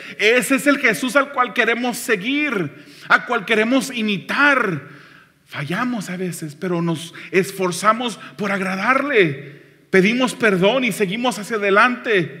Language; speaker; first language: Spanish; native; Spanish